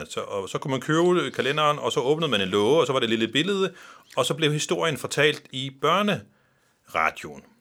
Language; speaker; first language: Danish; non-native, local second language; Faroese